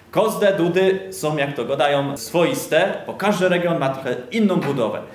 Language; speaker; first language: Polish; native; Polish